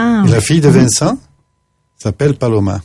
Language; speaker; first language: French; native; French